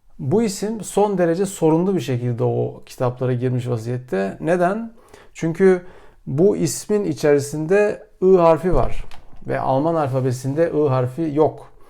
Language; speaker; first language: Turkish; native; Turkish